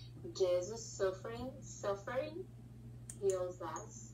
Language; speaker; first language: English; non-native, learner; Portuguese